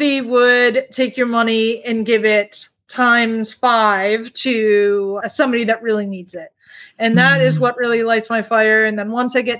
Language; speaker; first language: English; native; English